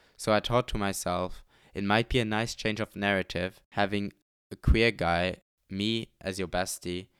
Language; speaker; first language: English; non-native, fluent; Luxembourgish